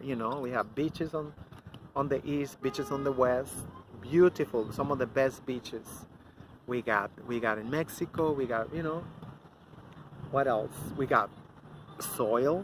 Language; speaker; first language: English; non-native, fluent; Spanish